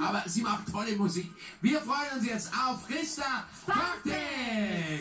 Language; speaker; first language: German; native; German